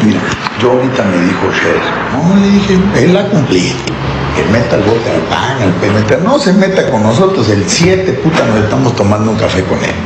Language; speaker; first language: Spanish; native; Spanish